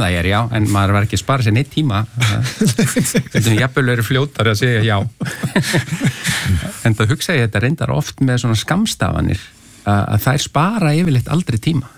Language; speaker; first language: Icelandic; native; Icelandic